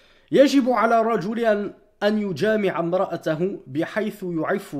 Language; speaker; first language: Arabic; non-native, fluent; French